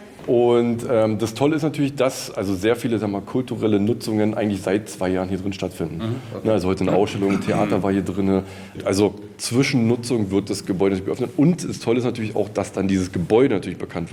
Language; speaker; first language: German; native; German